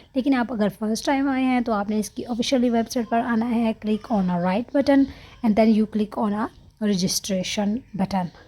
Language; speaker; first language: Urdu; native; Urdu